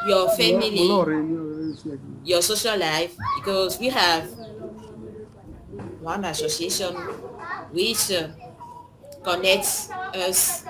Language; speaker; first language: English; non-native, learner; French